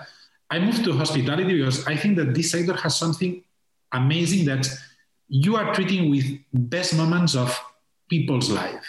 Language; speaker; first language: English; non-native, fluent; Spanish